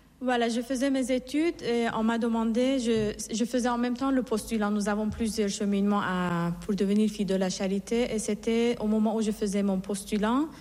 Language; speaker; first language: French; non-native, fluent; Persian